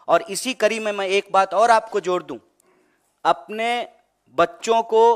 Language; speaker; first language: Hindi; native; Hindi